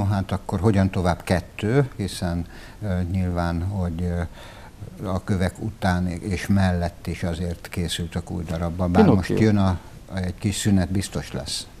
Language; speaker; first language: Hungarian; native; Hungarian